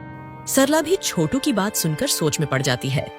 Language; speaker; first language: Hindi; native; Hindi